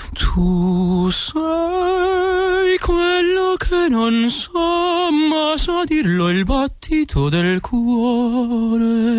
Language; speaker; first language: Italian; native; Italian